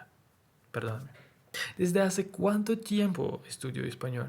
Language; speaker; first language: Spanish; non-native, learner; Russian